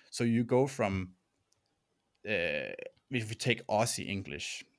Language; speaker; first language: English; non-native, fluent; Danish